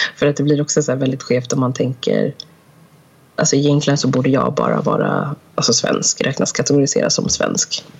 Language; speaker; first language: Swedish; early bilingual, other home language; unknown